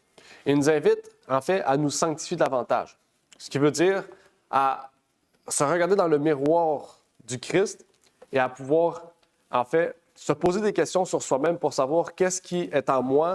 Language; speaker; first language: French; native; French